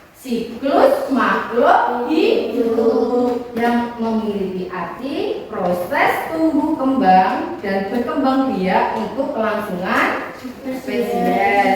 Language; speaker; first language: Malay; native; Malay